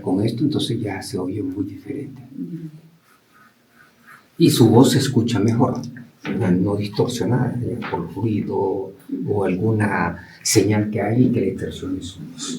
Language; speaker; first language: Spanish; native; Spanish